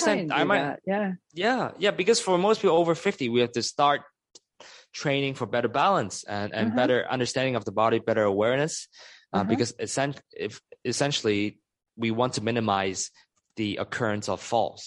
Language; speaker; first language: English; non-native, local second language; Cantonese